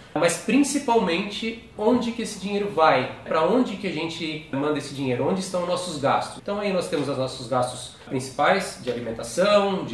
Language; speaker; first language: Portuguese; native; Portuguese